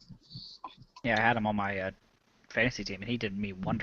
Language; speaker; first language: English; native; English